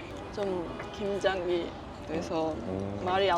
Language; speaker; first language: Korean; non-native, learner; Japanese